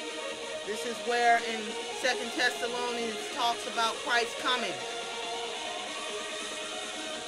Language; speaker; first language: English; native; English